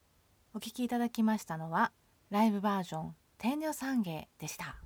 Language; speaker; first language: Japanese; native; Japanese